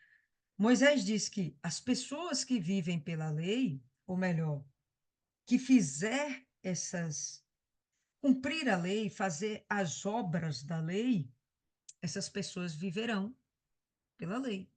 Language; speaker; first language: Portuguese; native; Portuguese